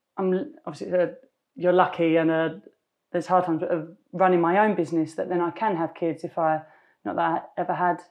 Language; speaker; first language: English; native; English